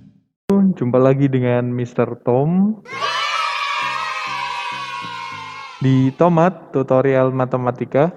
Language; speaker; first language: Indonesian; native; Indonesian